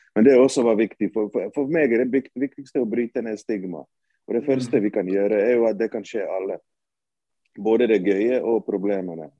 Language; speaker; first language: Norwegian; early bilingual, other home language; Bosnian